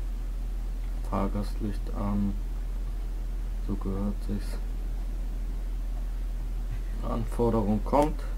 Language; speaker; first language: German; native; German